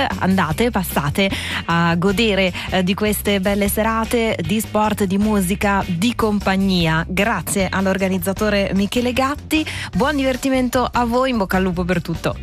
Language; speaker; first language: Italian; native; Italian